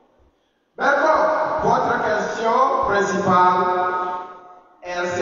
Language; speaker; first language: French; non-native, fluent; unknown